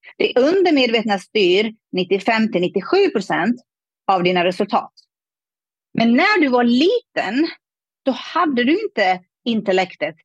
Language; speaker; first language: Swedish; non-native, fluent; Persian